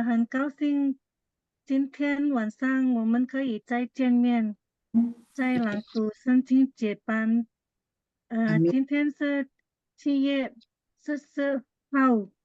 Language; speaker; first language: Chinese; non-native, learner; Indonesian